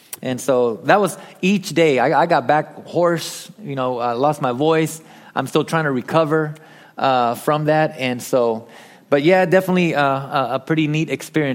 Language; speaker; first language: English; early bilingual, other home language; Spanish